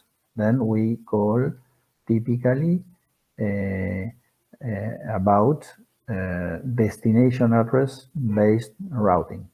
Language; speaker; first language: English; non-native, fluent; Spanish